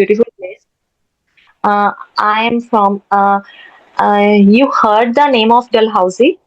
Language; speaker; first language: English; non-native, learner; Hindi